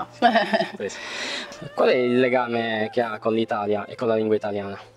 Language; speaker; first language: Italian; native; Italian